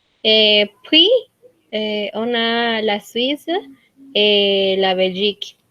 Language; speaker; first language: French; non-native, learner; Spanish